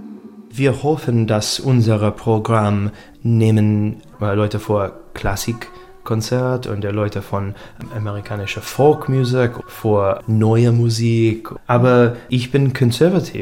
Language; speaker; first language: German; non-native, learner; English